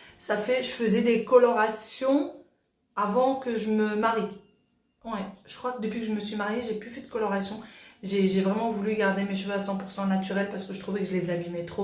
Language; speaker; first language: French; native; French